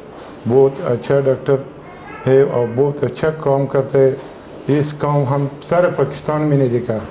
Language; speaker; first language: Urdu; non-native, learner; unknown